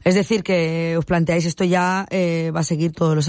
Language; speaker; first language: Spanish; native; Spanish